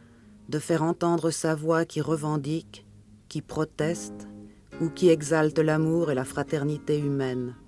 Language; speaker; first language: French; native; French